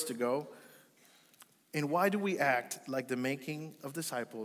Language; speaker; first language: English; early bilingual, other home language; Spanish